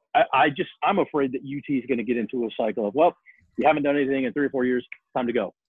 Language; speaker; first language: English; native; English